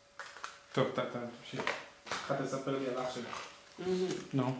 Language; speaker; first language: Hebrew; native; Hebrew